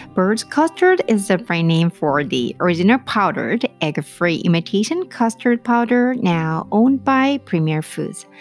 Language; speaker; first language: English; non-native, fluent; Korean